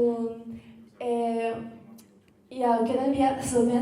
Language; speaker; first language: German; non-native, learner; Spanish